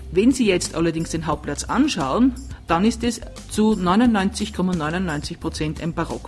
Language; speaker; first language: German; native; German